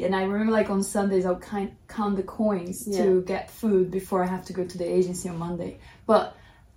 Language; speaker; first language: English; non-native, fluent; Portuguese